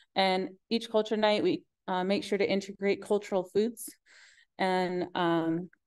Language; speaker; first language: English; native; English